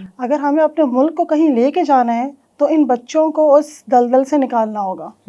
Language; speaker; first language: Urdu; native; Urdu